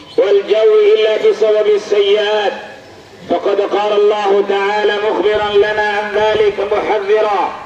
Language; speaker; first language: Arabic; non-native, fluent; Bangla